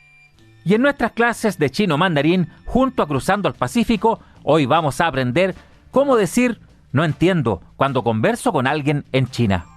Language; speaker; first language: Spanish; native; Spanish